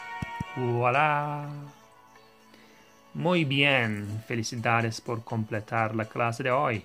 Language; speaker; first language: Spanish; non-native, learner; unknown